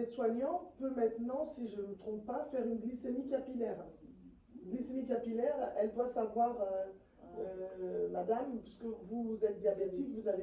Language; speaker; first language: French; native; French